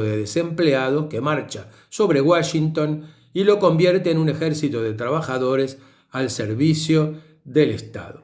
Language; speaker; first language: Spanish; native; Spanish